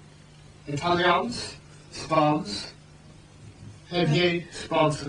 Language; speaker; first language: Dutch; non-native, fluent; English